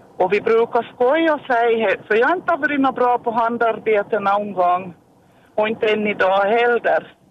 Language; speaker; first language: Swedish; native; Swedish